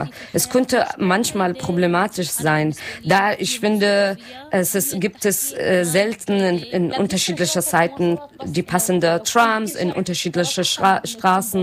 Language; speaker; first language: German; non-native, learner; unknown